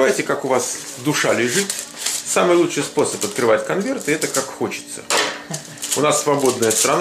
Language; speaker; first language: Russian; native; Russian